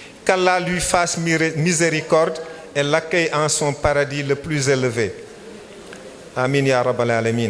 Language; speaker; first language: French; non-native, local second language; Wolof